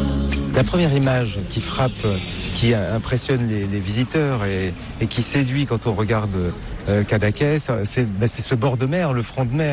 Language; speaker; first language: French; native; French